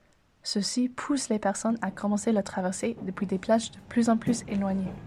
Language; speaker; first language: French; native; French